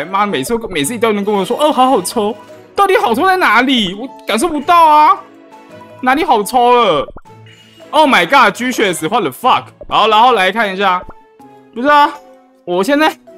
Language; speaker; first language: Chinese; native; Chinese